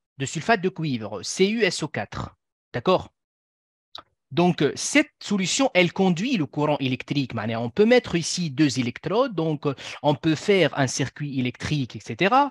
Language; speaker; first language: French; non-native, local second language; Arabic